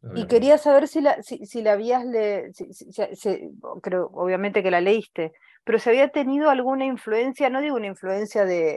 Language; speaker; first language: Spanish; native; Spanish